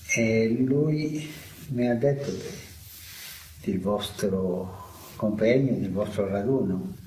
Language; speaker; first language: Italian; non-native, fluent; Spanish